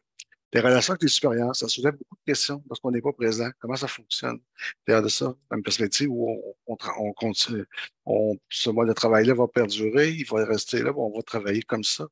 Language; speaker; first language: French; native; French